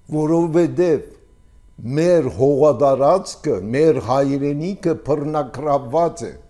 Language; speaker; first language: Armenian; early bilingual, heritage; Armenian